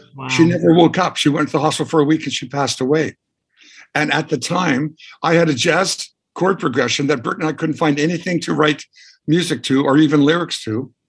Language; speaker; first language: English; native; English